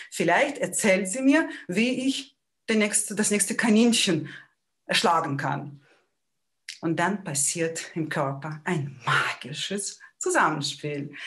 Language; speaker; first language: German; non-native, fluent; Ukrainian